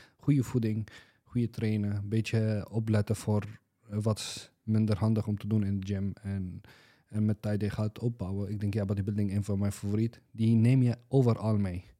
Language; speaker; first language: Dutch; non-native, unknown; Arabic